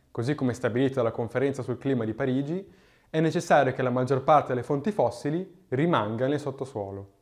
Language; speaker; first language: Italian; native; Italian